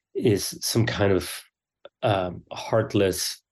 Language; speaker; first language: English; early bilingual, other home language; Swedish